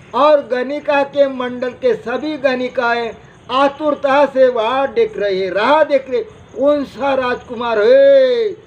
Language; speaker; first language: Hindi; non-native, local second language; Marathi